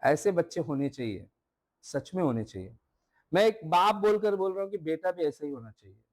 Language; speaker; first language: Hindi; non-native, local second language; Marathi